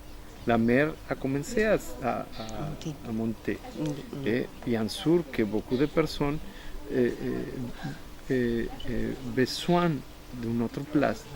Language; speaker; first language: French; non-native, fluent; Spanish